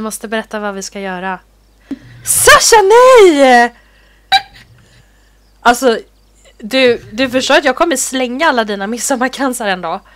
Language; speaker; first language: Swedish; native; Swedish